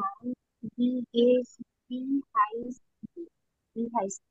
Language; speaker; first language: German; non-native, learner; Bangla